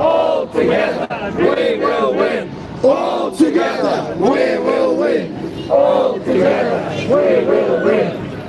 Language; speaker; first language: English; non-native, fluent; Ukrainian